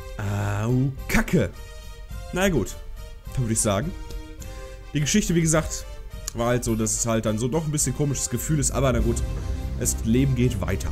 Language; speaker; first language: German; native; German